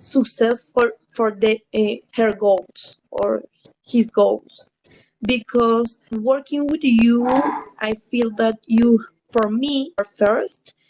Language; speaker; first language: English; non-native, learner; Spanish